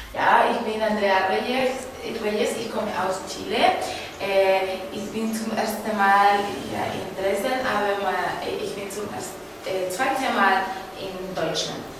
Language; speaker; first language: German; non-native, fluent; Spanish